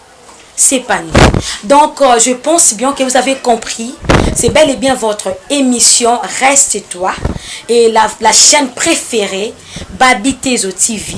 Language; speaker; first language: French; non-native, local second language; Lingala